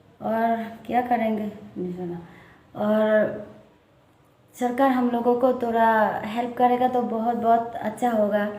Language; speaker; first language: Hindi; non-native, local second language; Chakma